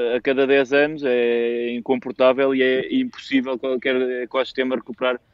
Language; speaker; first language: Portuguese; native; Portuguese